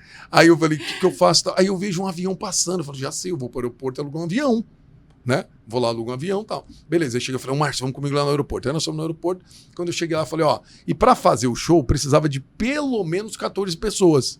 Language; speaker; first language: Portuguese; native; Portuguese